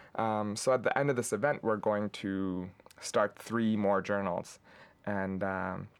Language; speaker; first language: English; non-native, local second language; Urdu